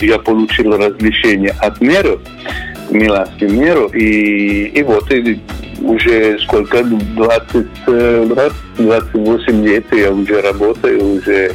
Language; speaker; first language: Russian; non-native, learner; Italian